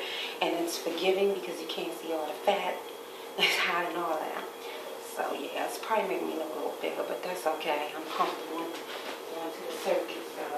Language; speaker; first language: English; native; English